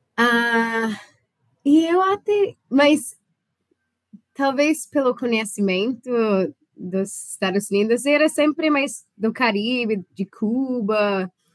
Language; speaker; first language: Portuguese; non-native, fluent; English